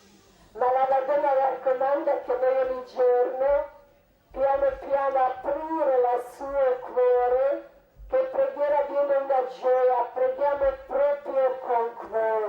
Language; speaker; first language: Italian; non-native, learner; Croatian